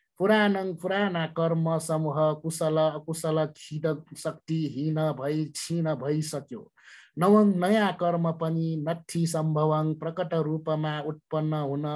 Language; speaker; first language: Nepali; non-native, local second language; Newari